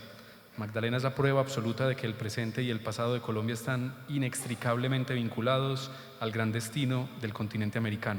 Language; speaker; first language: Spanish; native; Spanish